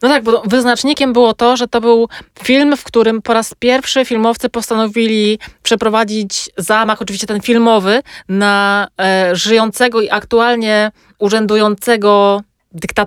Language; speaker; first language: Polish; native; Polish